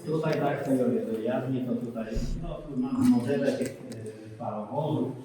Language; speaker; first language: Polish; native; Polish